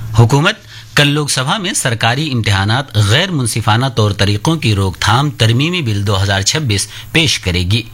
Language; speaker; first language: Urdu; native; Urdu